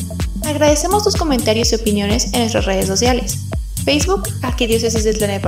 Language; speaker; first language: Spanish; native; Spanish